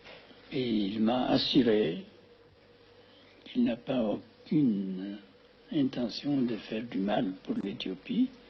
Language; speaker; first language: French; non-native, fluent; Amharic